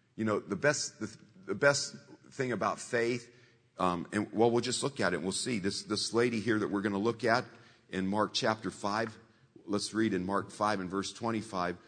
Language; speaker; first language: English; native; English